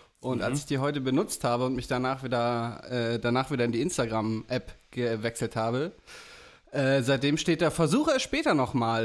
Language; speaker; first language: German; native; German